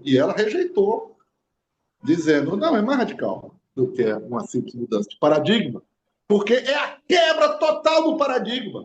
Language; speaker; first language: Portuguese; native; Portuguese